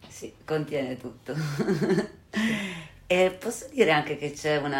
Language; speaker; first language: Italian; native; Italian